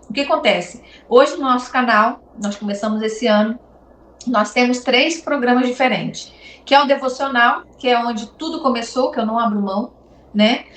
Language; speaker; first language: Portuguese; native; Portuguese